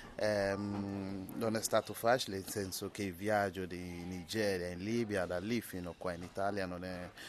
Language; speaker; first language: Italian; non-native, learner; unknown